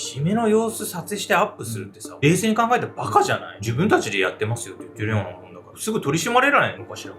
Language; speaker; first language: Japanese; native; Japanese